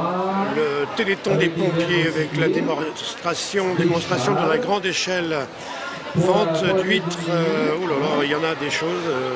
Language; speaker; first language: French; native; French